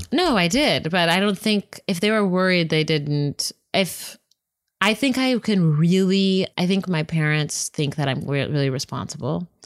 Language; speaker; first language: English; native; English